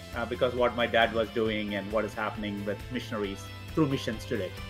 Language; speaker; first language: English; non-native, local second language; Malayalam